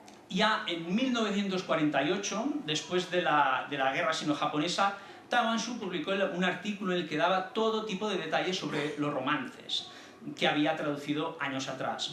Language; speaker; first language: Spanish; native; Spanish